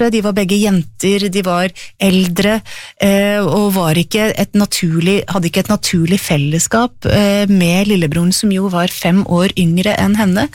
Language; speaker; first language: Norwegian; native; Norwegian